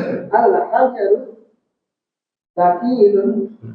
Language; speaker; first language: Arabic; non-native, learner; Indonesian